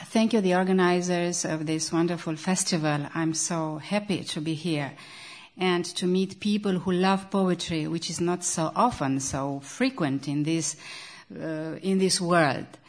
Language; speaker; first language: English; non-native, fluent; Romanian